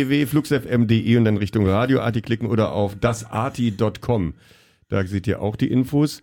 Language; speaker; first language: German; native; German